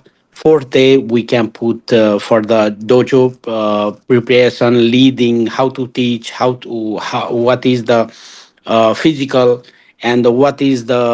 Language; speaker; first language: English; non-native, learner; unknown